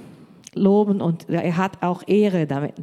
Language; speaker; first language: German; non-native, learner; Portuguese